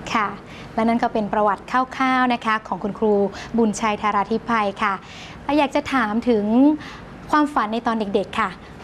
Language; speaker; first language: Thai; native; Thai